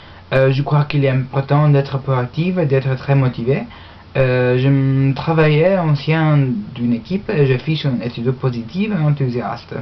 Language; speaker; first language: French; non-native, learner; English